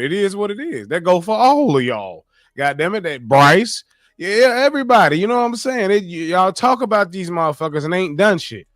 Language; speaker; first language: English; native; English